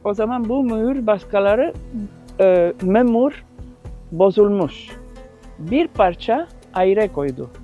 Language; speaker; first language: Turkish; non-native, learner; Italian